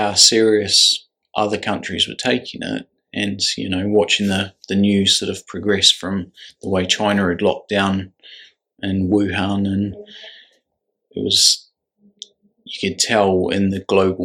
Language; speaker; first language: English; native; English